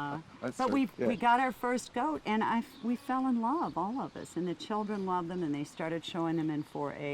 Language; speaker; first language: English; native; English